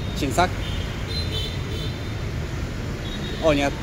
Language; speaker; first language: Vietnamese; non-native, learner; Japanese